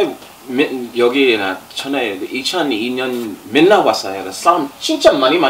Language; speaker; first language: Korean; non-native, learner; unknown